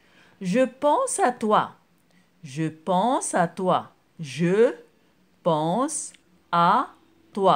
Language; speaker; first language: French; non-native, local second language; Arabic